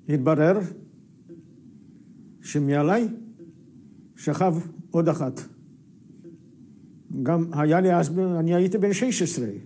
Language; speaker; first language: Hebrew; non-native, fluent; Yiddish